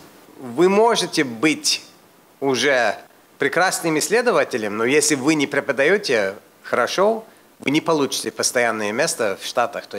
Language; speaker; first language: Russian; non-native, fluent; English